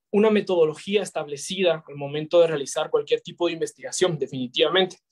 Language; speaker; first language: Spanish; native; Spanish